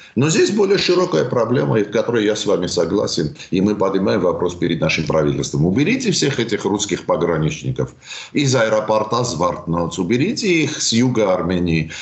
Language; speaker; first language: Russian; non-native, local second language; Armenian